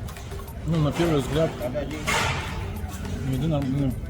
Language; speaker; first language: Russian; native; Russian